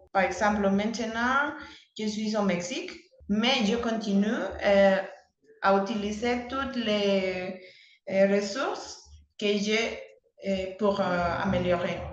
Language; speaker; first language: French; non-native, learner; Spanish